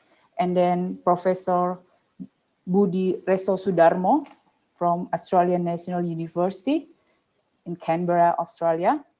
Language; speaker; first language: English; non-native, fluent; Indonesian